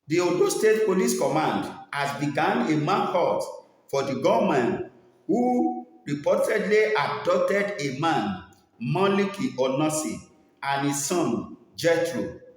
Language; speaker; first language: English; non-native, local second language; Yoruba